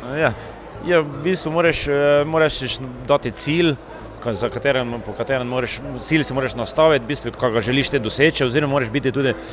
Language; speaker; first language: Slovenian; native; Slovenian